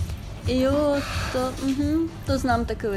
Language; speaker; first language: Czech; non-native, fluent; Ukrainian